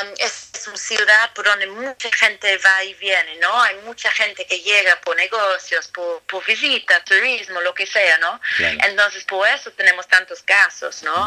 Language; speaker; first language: Spanish; non-native, fluent; English